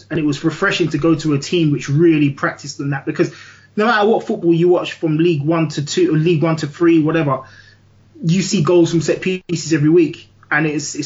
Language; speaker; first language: English; native; English